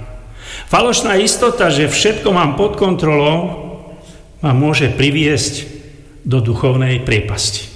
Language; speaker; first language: Slovak; native; Slovak